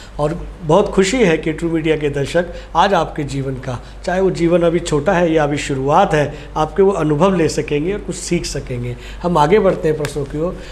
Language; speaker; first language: Hindi; native; Hindi